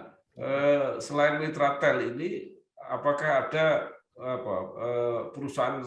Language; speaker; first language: Indonesian; native; Indonesian